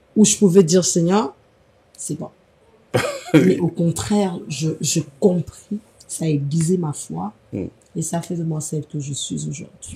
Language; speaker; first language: French; non-native, local second language; Lingala